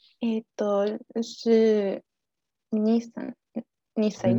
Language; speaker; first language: Japanese; non-native, learner; Spanish